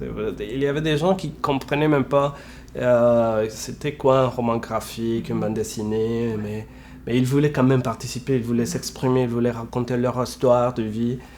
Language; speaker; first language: French; non-native, fluent; Spanish